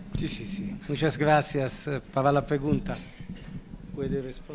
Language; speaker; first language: Spanish; non-native, learner; Italian